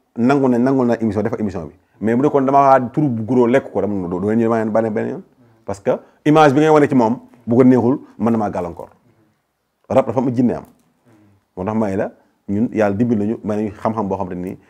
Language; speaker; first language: Wolof; native; Wolof